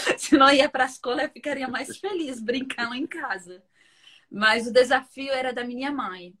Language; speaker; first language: Portuguese; non-native, fluent; Arabic